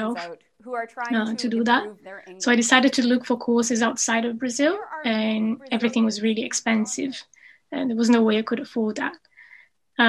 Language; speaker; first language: English; non-native, fluent; Portuguese